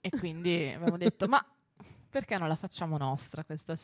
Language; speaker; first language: Italian; native; Italian